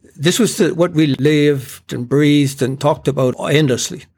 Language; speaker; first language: English; native; English